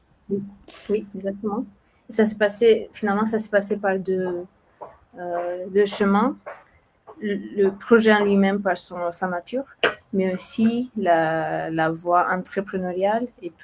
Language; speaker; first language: French; non-native, fluent; Romanian